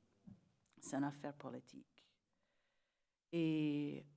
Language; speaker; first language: French; non-native, learner; English